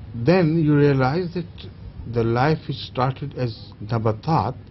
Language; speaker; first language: English; non-native, local second language; Urdu